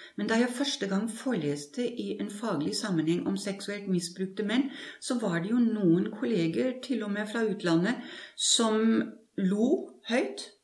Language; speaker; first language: Norwegian; non-native, fluent; German